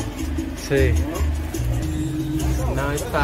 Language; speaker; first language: Spanish; non-native, learner; English